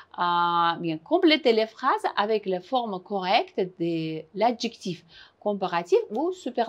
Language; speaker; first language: French; non-native, fluent; Uzbek